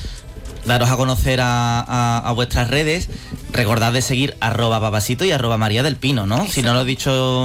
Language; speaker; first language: Spanish; native; Spanish